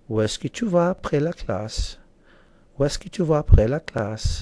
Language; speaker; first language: French; non-native, fluent; English